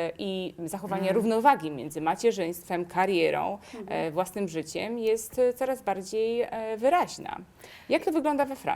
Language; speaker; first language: Polish; native; Polish